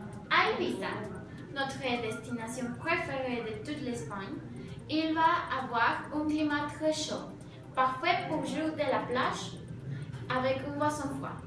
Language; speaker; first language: French; non-native, learner; Spanish